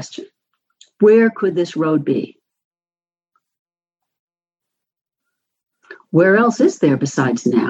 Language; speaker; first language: English; native; English